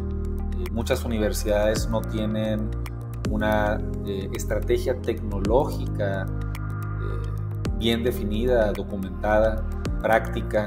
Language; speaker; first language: Spanish; native; Spanish